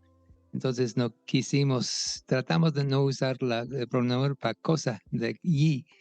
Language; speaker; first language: Spanish; non-native, local second language; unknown